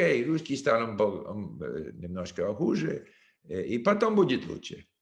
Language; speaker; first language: Russian; non-native, learner; English